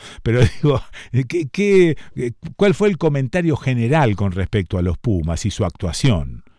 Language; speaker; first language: Spanish; native; Spanish